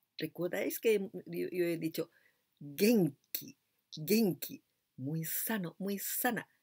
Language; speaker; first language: Spanish; non-native, fluent; Japanese